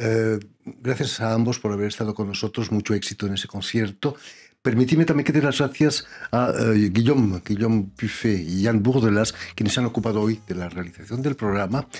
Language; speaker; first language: Spanish; native; Spanish